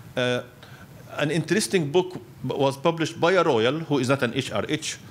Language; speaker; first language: English; non-native, fluent; Arabic